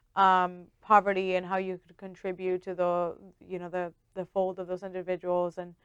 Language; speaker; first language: English; early bilingual, other home language; Spanish